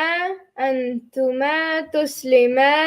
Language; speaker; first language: Arabic; non-native, learner; English